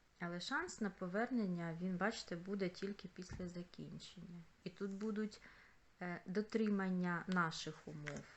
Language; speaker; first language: Ukrainian; non-native, local second language; Russian